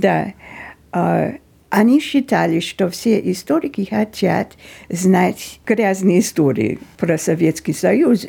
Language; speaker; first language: Russian; non-native, fluent; English